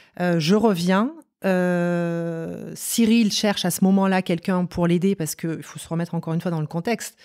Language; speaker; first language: French; native; French